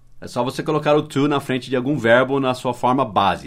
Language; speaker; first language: Portuguese; non-native, fluent; English